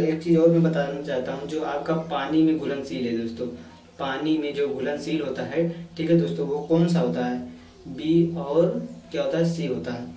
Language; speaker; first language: Hindi; native; Hindi